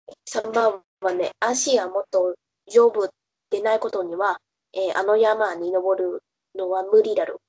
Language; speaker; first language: Japanese; non-native, fluent; Vietnamese